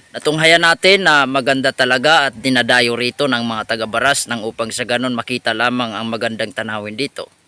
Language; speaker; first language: Filipino; non-native, local second language; Waray